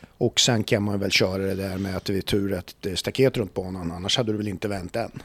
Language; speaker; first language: Swedish; native; Swedish